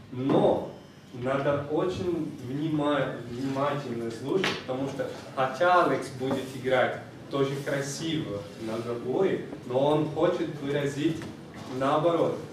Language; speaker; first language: Russian; non-native, fluent; Portuguese